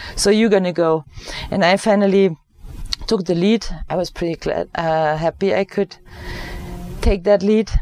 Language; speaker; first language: English; non-native, fluent; German